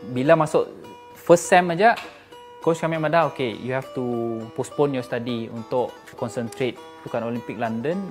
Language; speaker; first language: Malay; native; Malay